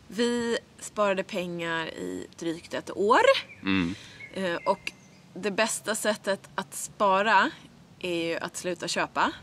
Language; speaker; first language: Swedish; native; Swedish